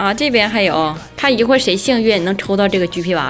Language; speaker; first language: Chinese; native; Chinese